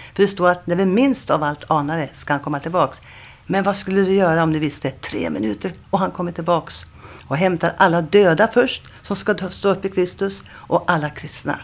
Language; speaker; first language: Swedish; native; Swedish